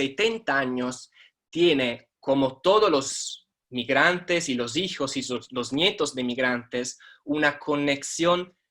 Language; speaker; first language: Spanish; non-native, fluent; Italian